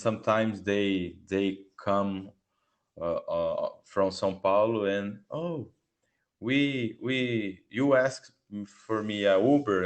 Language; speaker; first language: English; non-native, learner; Portuguese